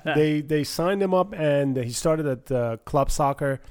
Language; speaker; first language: English; non-native, fluent; Persian